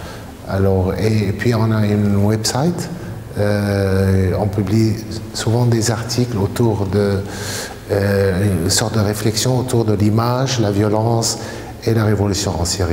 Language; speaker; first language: French; non-native, fluent; Arabic